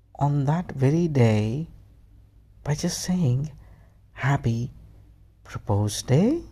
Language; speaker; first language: English; non-native, local second language; Hindi